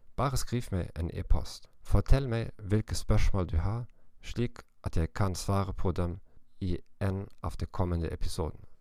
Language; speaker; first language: Norwegian; non-native, learner; German